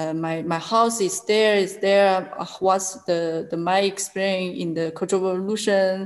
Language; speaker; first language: English; non-native, learner; Chinese